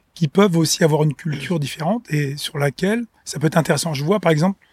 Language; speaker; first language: French; native; French